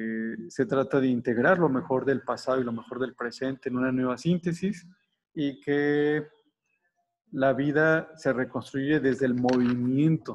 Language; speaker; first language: Spanish; native; Spanish